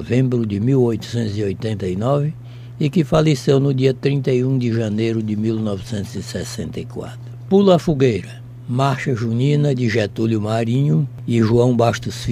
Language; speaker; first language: Portuguese; native; Portuguese